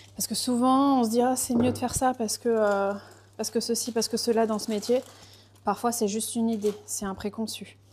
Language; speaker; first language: French; early bilingual, other home language; Portuguese